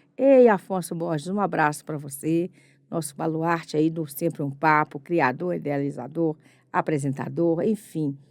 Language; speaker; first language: Portuguese; native; Portuguese